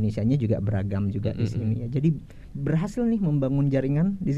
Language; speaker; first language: Indonesian; native; Indonesian